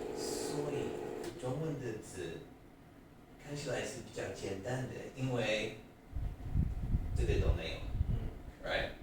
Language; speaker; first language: Chinese; non-native, learner; English